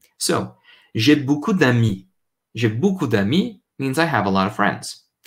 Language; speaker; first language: French; non-native, learner; English